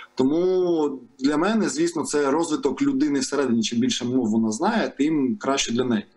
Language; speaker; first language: Ukrainian; non-native, local second language; Russian